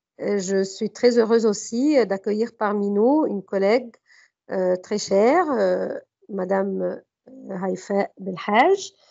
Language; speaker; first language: French; non-native, fluent; Arabic